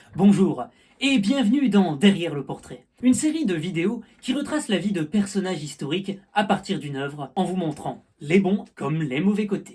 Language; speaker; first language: French; native; French